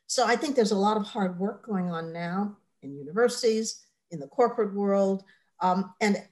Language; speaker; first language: English; native; English